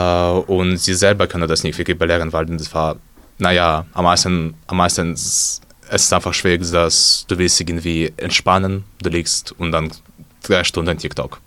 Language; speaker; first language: German; non-native, learner; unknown